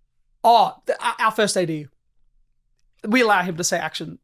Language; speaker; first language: English; native; English